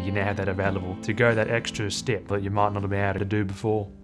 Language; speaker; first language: English; native; English